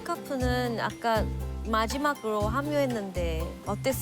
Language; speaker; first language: Korean; non-native, fluent; Chinese